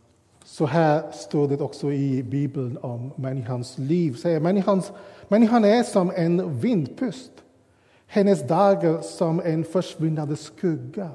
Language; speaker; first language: Swedish; non-native, fluent; English